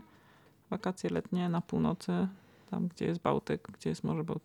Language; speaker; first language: Polish; native; Polish